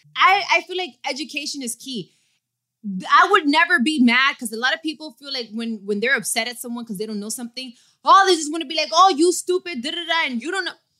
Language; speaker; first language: English; early bilingual, other home language; Spanish